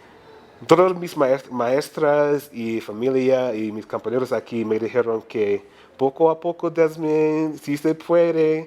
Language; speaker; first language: Spanish; non-native, learner; English